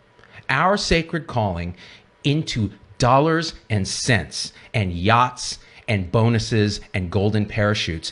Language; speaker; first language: English; native; English